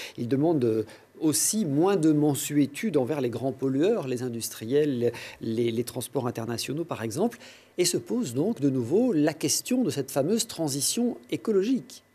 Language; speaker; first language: French; native; French